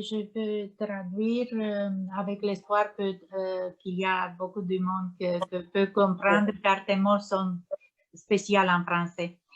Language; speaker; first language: French; non-native, learner; Romanian